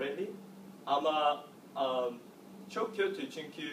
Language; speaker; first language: Turkish; non-native, learner; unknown